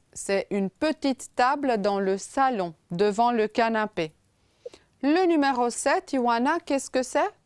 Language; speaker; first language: French; non-native, fluent; Romanian